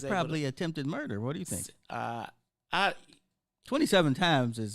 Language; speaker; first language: English; native; English